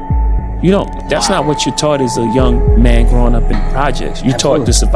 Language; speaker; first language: English; native; English